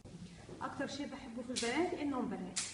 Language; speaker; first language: Arabic; native; Arabic